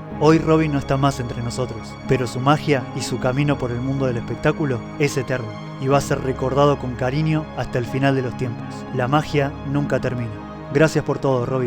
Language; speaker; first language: Spanish; native; Spanish